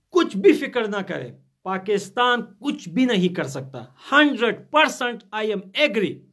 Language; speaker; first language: Urdu; non-native, fluent; Pashto